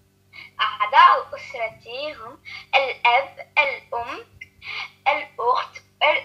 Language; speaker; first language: Arabic; non-native, learner; French